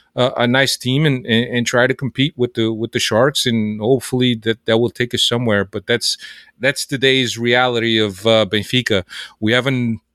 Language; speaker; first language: English; early bilingual, other home language; Portuguese